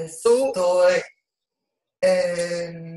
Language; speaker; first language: Spanish; non-native, learner; English